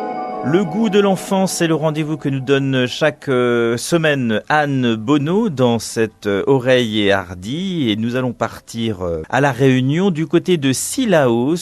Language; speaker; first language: French; native; French